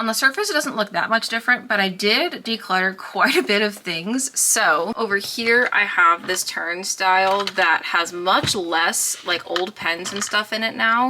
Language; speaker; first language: English; native; English